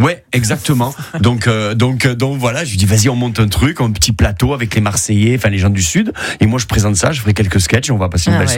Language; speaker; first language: French; native; French